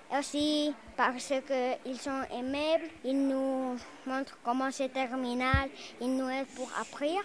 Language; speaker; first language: French; early bilingual, other home language; Spanish